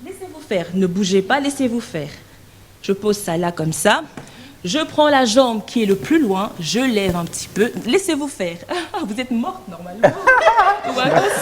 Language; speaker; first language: French; non-native, local second language; Lingala